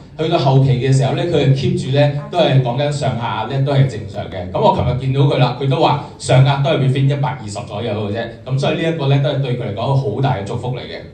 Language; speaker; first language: Cantonese; native; Cantonese